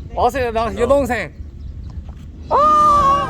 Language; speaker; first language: Korean; native; Korean